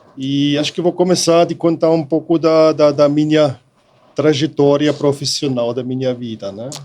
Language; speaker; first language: Portuguese; non-native, fluent; German